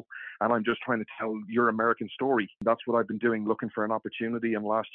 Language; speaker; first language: English; native; English